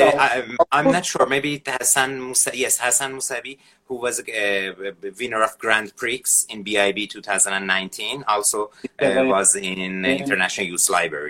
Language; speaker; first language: English; non-native, fluent; Persian